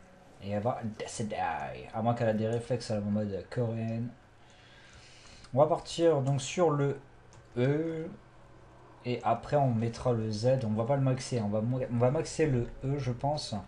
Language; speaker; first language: French; native; French